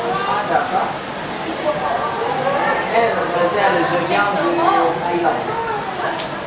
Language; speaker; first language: French; non-native, learner; Thai